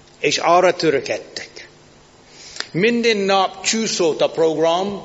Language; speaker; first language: Hungarian; non-native, fluent; English